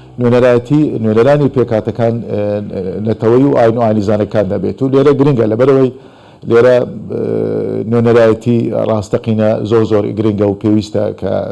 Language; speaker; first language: Central Kurdish; non-native, local second language; Turkish